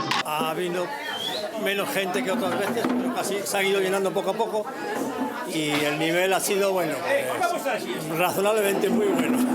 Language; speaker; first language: Spanish; native; Spanish